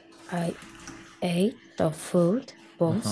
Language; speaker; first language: English; non-native, learner; Korean